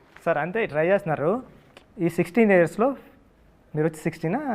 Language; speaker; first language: Telugu; native; Telugu